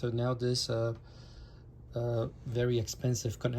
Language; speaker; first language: English; native; English